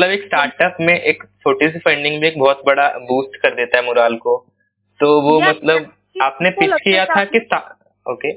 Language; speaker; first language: Hindi; native; Hindi